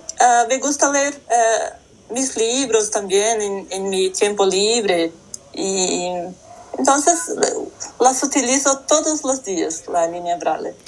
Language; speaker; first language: Portuguese; non-native, learner; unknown